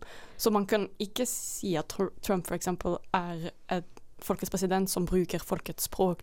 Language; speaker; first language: Norwegian; non-native, fluent; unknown